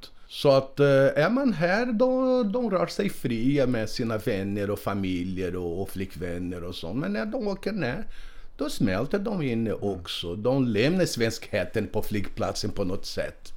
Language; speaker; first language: Swedish; non-native, fluent; Portuguese